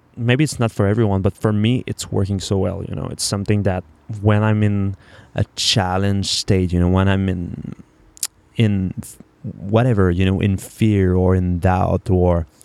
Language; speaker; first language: English; non-native, fluent; French